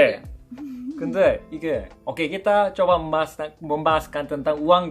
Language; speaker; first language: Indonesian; non-native, fluent; Korean